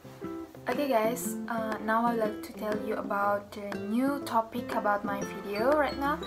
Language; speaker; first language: English; non-native, learner; Indonesian